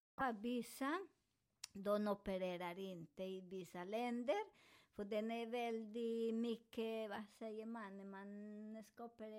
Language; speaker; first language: Swedish; non-native, fluent; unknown